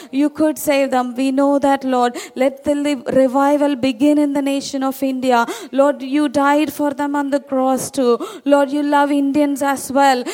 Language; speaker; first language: English; non-native, local second language; Tamil